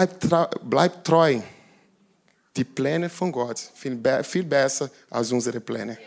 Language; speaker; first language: German; non-native, learner; Portuguese